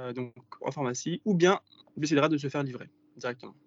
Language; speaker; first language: French; native; French